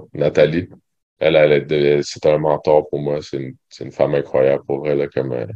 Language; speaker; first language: French; native; French